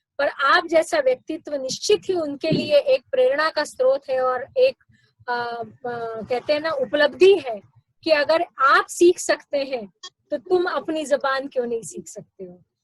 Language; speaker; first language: Hindi; native; Hindi